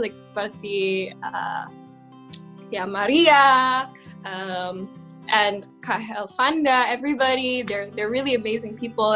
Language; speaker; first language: English; early bilingual, heritage; English